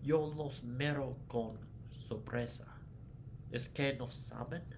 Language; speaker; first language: Spanish; non-native, learner; English